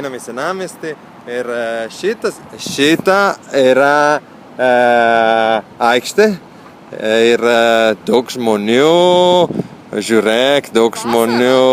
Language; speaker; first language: Lithuanian; non-native, learner; Italian